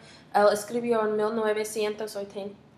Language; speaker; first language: Spanish; non-native, learner; English